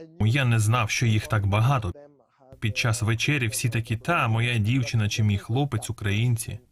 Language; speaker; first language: Ukrainian; non-native, learner; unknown